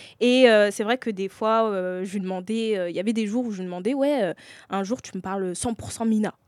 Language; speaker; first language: French; native; French